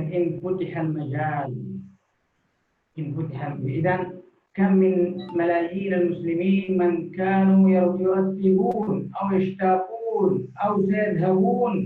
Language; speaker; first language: Arabic; native; Arabic